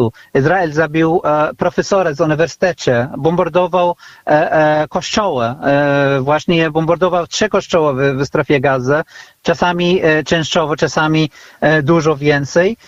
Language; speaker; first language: Polish; non-native, fluent; Arabic